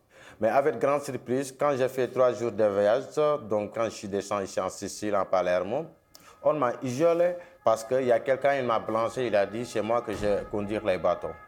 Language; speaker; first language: French; non-native, local second language; Wolof